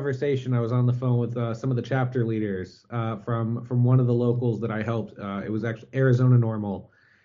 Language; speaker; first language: English; native; English